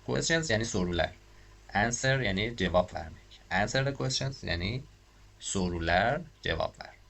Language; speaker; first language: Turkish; non-native, learner; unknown